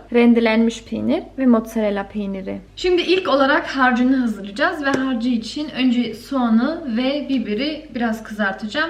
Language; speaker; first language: Turkish; early bilingual, heritage; Turkish